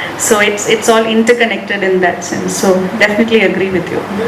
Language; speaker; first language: English; non-native, local second language; Malayalam